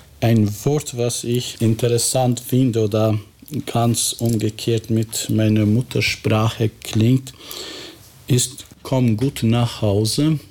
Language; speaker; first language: German; non-native, fluent; Albanian